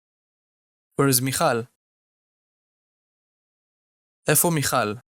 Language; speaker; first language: Hebrew; non-native, fluent; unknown